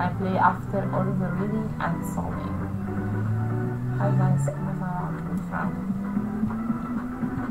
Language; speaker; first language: English; non-native, learner; Italian